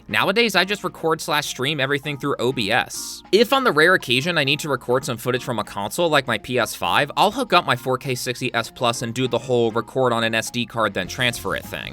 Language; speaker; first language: English; native; English